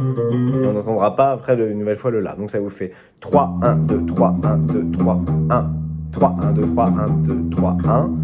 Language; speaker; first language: French; native; French